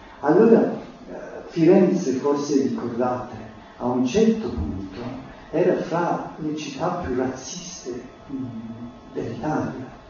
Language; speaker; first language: Italian; non-native, fluent; English